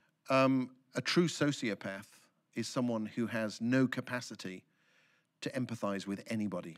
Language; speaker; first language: English; native; English